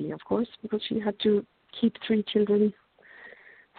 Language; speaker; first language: English; non-native, fluent; Norwegian